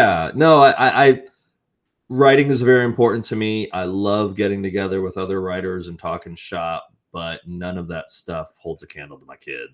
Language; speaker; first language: English; native; English